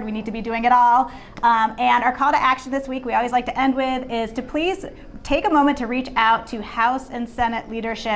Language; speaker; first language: English; native; English